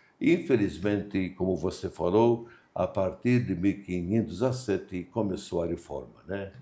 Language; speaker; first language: Portuguese; non-native, fluent; Maltese